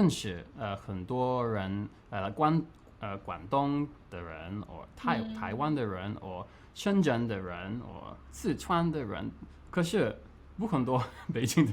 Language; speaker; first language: Chinese; non-native, learner; English